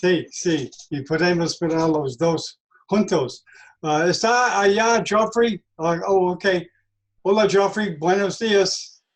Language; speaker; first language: Spanish; non-native, learner; English